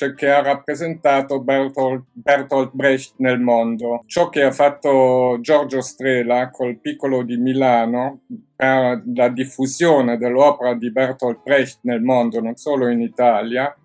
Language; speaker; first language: Italian; non-native, fluent; German